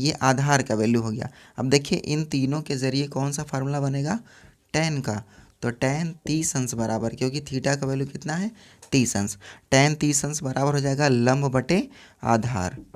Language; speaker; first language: Hindi; native; Hindi